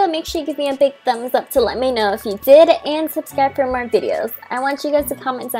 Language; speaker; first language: English; native; English